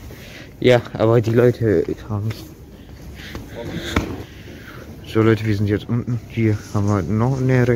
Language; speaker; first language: German; early bilingual, other home language; Turkish